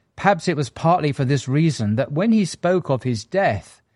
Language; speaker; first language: English; native; English